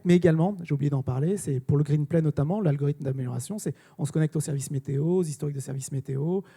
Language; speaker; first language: French; native; French